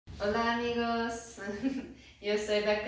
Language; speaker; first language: Spanish; non-native, learner; English